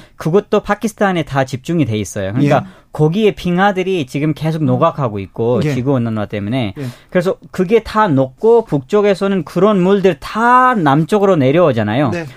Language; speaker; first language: Korean; non-native, fluent; Urdu